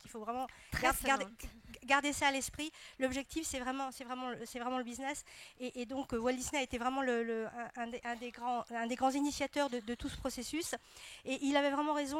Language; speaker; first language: French; native; French